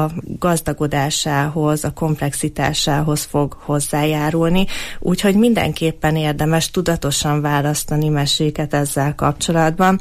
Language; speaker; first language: Hungarian; native; Hungarian